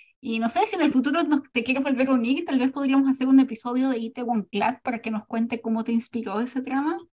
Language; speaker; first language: Spanish; native; Spanish